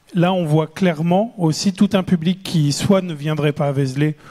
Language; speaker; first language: French; native; French